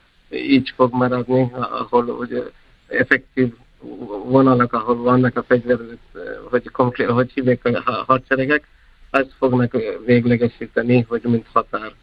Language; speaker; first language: Hungarian; non-native, fluent; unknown